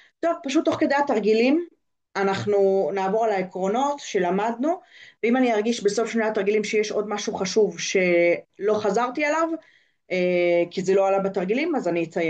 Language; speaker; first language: Hebrew; native; Hebrew